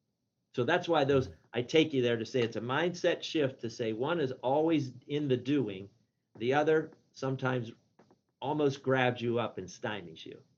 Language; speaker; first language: English; native; English